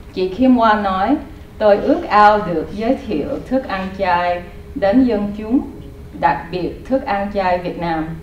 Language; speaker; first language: Vietnamese; early bilingual, heritage; Vietnamese